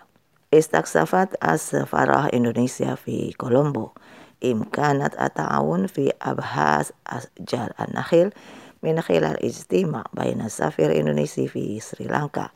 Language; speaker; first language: Arabic; non-native, fluent; Indonesian